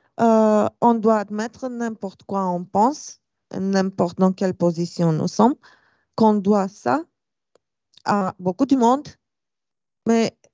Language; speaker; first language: French; non-native, fluent; Romanian